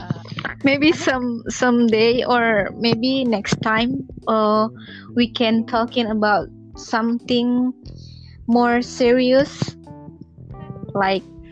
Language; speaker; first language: English; non-native, learner; Indonesian